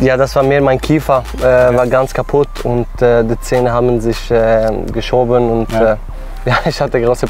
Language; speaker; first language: German; non-native, fluent; Swedish